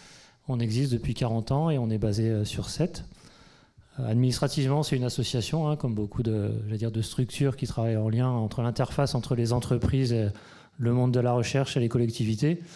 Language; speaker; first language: French; native; French